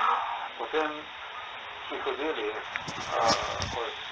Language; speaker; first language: Polish; non-native, learner; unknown